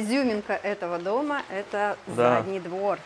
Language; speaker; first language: Russian; native; Russian